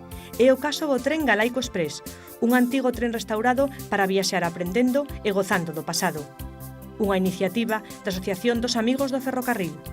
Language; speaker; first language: Galician; native; Galician